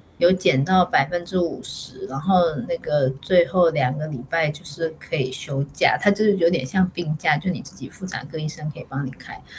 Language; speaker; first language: Chinese; native; Chinese